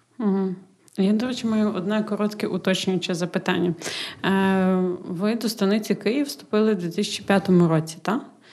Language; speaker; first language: Ukrainian; native; Ukrainian